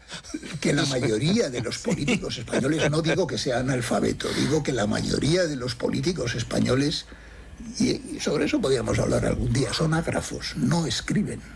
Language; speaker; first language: Spanish; native; Spanish